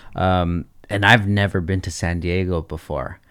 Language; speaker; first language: English; native; English